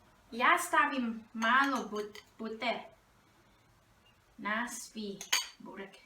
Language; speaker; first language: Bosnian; early bilingual, heritage; Bosnian